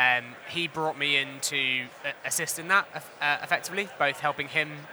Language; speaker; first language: English; native; English